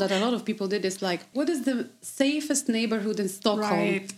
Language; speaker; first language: English; non-native, fluent; Polish